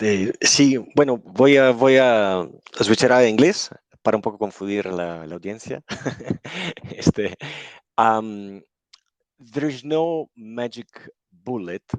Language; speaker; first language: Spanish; non-native, fluent; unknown